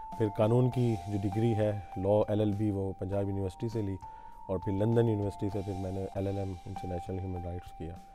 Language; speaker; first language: Urdu; non-native, local second language; Punjabi